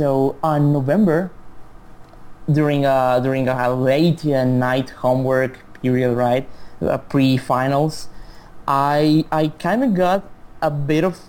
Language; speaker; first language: English; non-native, fluent; Spanish